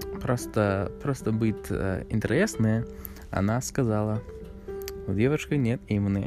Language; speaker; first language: Russian; non-native, learner; English